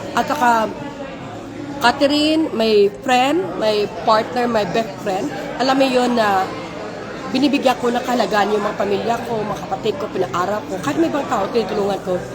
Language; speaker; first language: Filipino; non-native, local second language; Hiligaynon